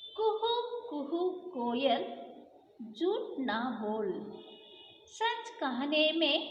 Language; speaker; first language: Hindi; non-native, local second language; Kannada